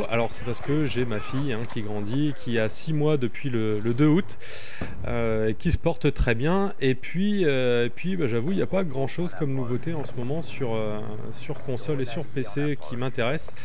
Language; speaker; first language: French; native; French